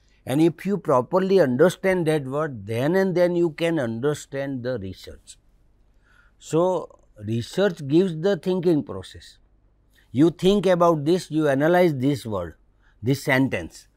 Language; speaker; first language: English; non-native, local second language; Gujarati